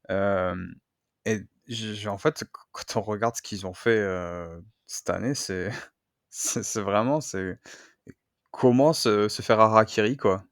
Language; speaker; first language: French; native; French